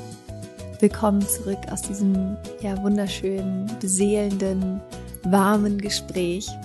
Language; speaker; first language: German; native; German